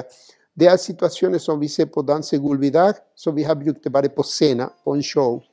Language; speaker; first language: Norwegian; non-native, fluent; Spanish